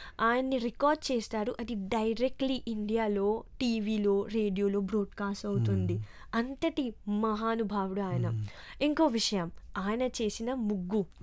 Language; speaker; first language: Telugu; early bilingual, heritage; Telugu